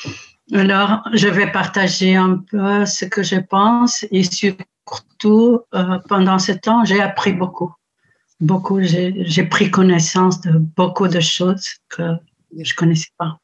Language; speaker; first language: French; non-native, fluent; Kabuverdianu